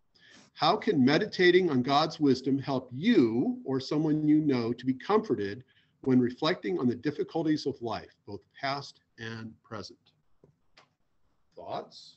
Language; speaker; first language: English; native; English